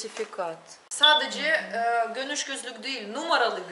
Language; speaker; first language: Turkish; non-native, fluent; Russian